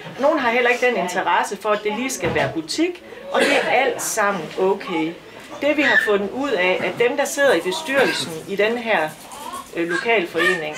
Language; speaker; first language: Danish; native; Danish